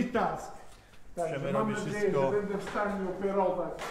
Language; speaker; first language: Polish; non-native, fluent; Italian